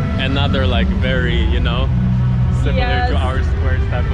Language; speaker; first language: English; non-native, fluent; Ukrainian